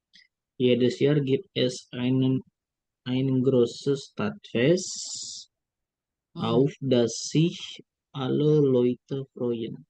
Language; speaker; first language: German; non-native, learner; Indonesian